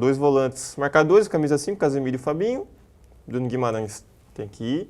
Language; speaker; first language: Portuguese; native; Portuguese